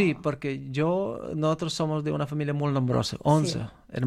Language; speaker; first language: Catalan; non-native, fluent; Romanian